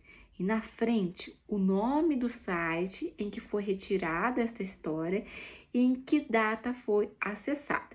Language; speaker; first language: Portuguese; native; Portuguese